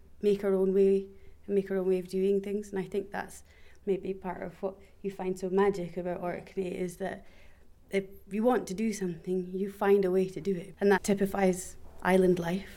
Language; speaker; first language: English; native; English